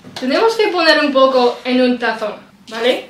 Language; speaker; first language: Spanish; non-native, learner; English